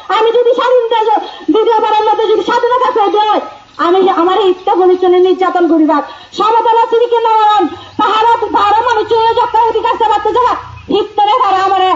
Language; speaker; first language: Bangla; non-native, local second language; Chakma